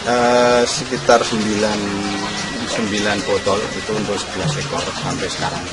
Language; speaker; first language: Indonesian; native; Indonesian